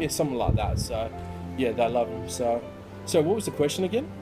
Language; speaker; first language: English; native; English